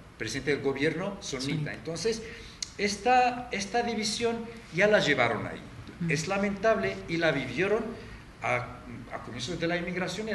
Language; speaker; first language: Spanish; non-native, fluent; Arabic